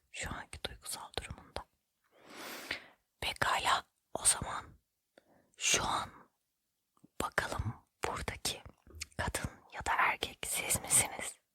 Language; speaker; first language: Turkish; native; Turkish